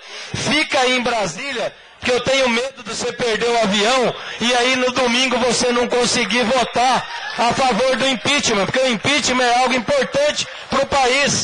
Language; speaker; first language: Portuguese; native; Portuguese